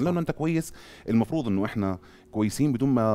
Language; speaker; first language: Arabic; native; Arabic